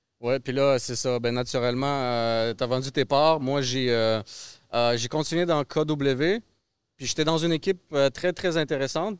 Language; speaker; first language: French; early bilingual, other home language; Russian